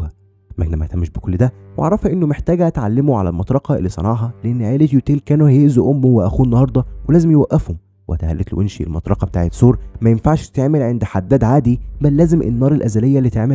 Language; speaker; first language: Arabic; native; Arabic